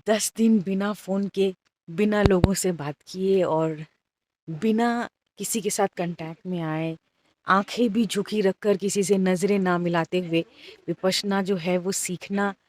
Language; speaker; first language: Hindi; native; Hindi